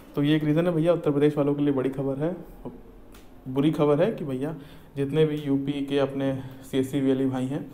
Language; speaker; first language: Hindi; native; Hindi